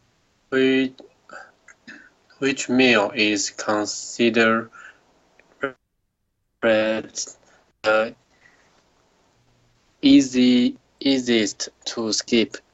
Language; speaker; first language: English; non-native, learner; Chinese